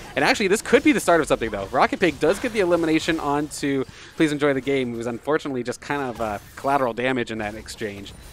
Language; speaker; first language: English; native; English